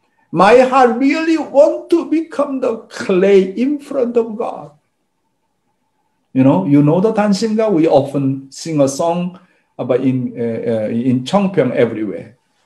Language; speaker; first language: English; non-native, fluent; Korean